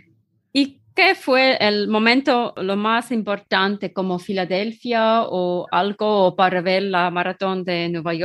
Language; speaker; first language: Spanish; non-native, learner; German